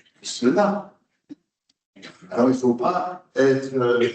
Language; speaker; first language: French; non-native, local second language; Dutch